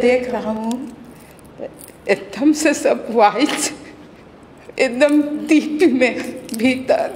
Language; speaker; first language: Hindi; early bilingual, heritage; Caribbean Hindustani